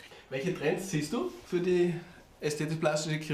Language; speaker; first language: German; native; German